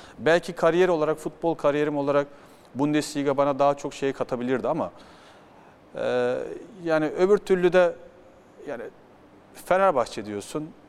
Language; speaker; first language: Turkish; early bilingual, heritage; Turkish